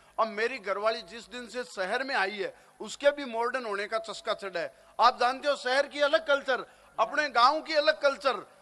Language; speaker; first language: Hindi; native; Hindi